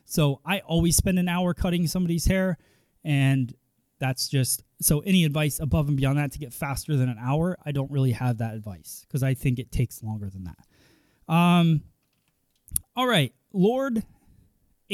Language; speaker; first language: English; native; English